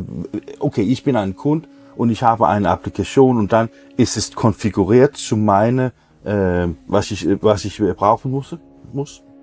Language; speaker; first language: German; non-native, learner; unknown